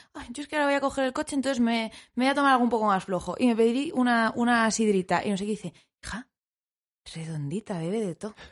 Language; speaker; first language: Spanish; native; Spanish